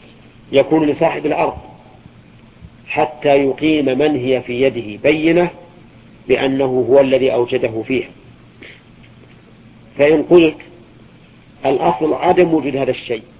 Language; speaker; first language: Arabic; native; Arabic